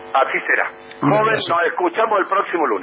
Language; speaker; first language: Spanish; native; Spanish